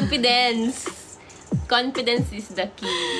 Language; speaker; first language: English; non-native, local second language; Filipino